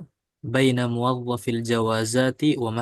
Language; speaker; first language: Arabic; non-native, fluent; Indonesian